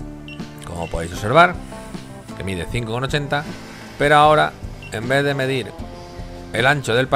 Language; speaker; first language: Spanish; native; Spanish